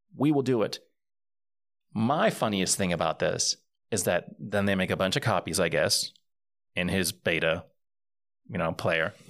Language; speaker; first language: English; early bilingual, other home language; Spanish